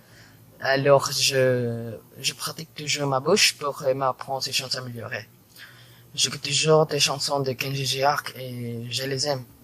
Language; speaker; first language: French; non-native, learner; Filipino